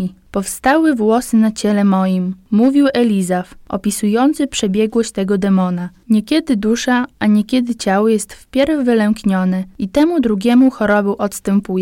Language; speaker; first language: Polish; native; Polish